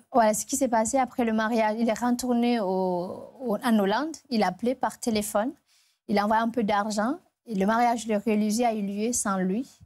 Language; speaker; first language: French; non-native, local second language; Fula